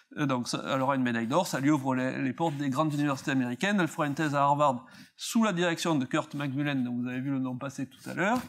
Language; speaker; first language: French; native; French